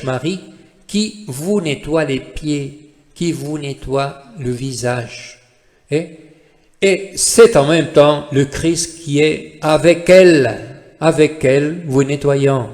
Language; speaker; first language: French; non-native, fluent; Spanish